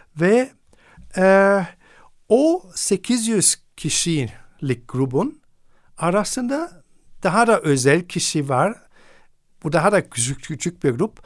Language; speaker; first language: Turkish; non-native, fluent; German